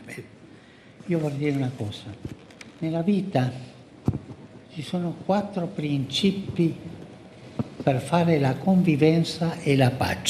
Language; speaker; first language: Italian; non-native, fluent; Spanish